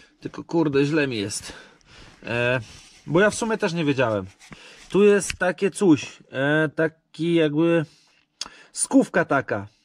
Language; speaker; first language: Polish; native; Polish